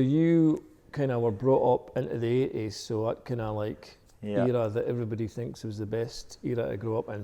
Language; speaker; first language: English; native; English